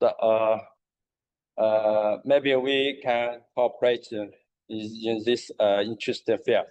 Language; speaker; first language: English; non-native, learner; Chinese